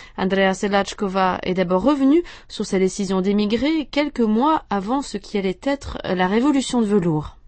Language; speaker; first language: French; native; French